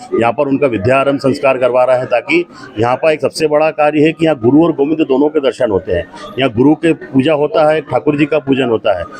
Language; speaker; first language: Hindi; native; Hindi